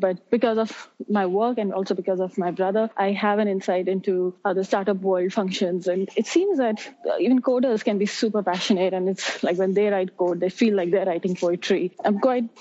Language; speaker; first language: English; non-native, local second language; Hindi